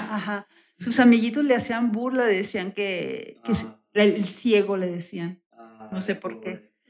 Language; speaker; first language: Spanish; native; Spanish